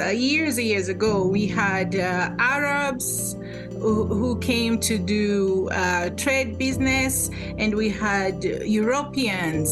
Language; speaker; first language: English; non-native, local second language; Swahili